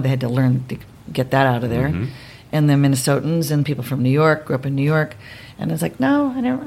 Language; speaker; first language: English; native; English